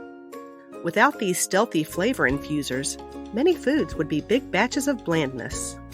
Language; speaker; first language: English; native; English